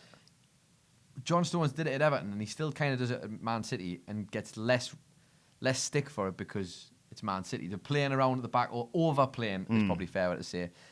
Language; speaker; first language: English; native; English